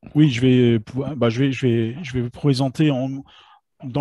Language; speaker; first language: French; native; French